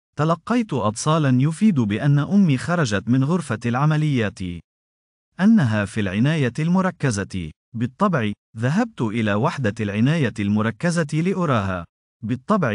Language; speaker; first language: Arabic; non-native, fluent; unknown